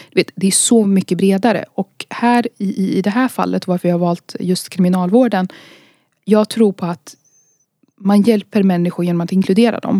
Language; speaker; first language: Swedish; early bilingual, other home language; Arabic